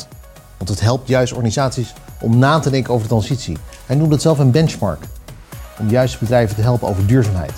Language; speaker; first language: Dutch; native; Dutch